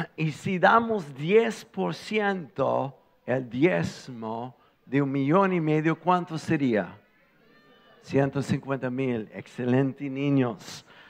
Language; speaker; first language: Spanish; non-native, fluent; English